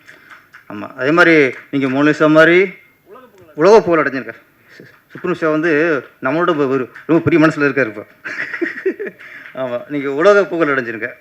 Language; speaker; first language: Tamil; native; Tamil